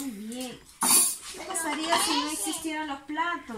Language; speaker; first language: Spanish; native; Spanish